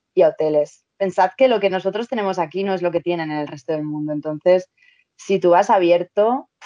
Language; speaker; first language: Spanish; native; Spanish